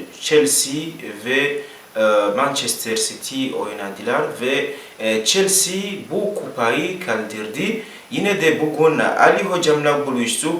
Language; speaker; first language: Turkish; non-native, learner; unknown